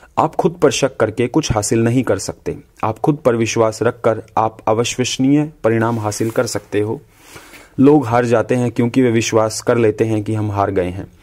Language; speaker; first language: Hindi; native; Hindi